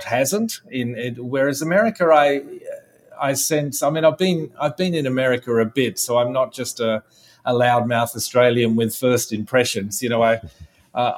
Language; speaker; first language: English; native; English